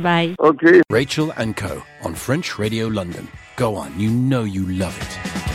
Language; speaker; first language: English; non-native, learner; French